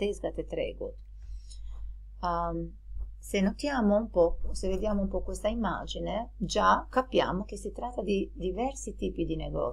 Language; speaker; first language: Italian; non-native, fluent; Albanian